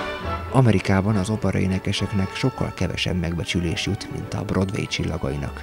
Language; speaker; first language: Hungarian; native; Hungarian